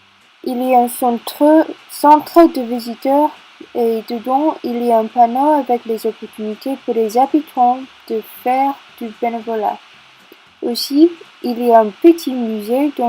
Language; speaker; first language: French; non-native, learner; English